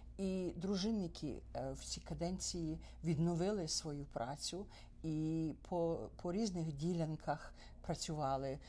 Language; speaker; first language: Ukrainian; early bilingual, heritage; Ukrainian